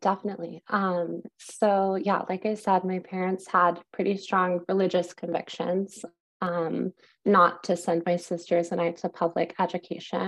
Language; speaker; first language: English; native; English